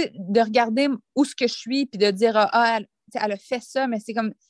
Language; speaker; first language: French; native; French